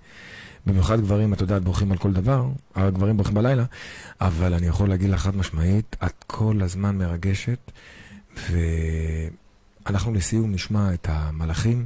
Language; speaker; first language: Hebrew; native; Hebrew